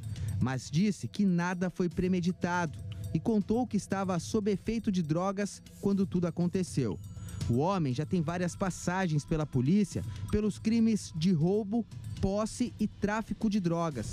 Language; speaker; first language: Portuguese; native; Portuguese